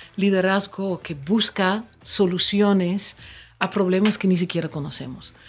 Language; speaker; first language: Spanish; non-native, fluent; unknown